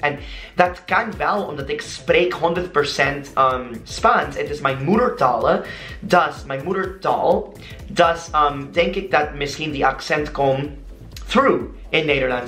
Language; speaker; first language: Dutch; non-native, learner; Spanish